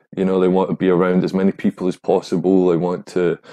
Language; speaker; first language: English; native; English